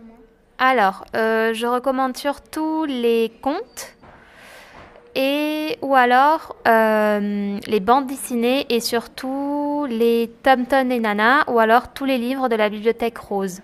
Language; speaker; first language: French; native; French